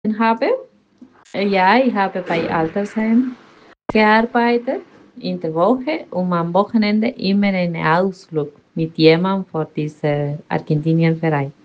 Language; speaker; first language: German; early bilingual, heritage; Spanish